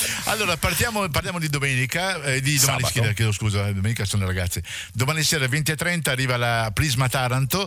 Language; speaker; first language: Italian; native; Italian